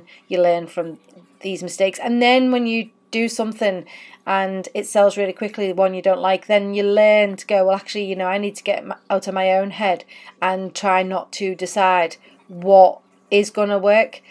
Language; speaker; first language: English; native; English